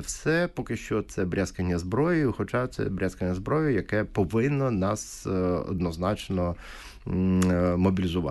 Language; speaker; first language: Ukrainian; native; Ukrainian